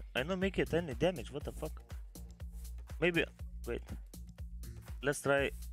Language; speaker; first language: English; non-native, learner; Lithuanian